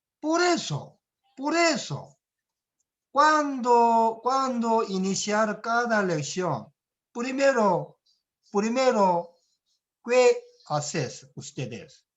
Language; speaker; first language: Spanish; non-native, learner; Korean